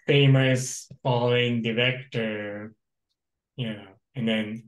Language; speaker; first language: English; non-native, local second language; Japanese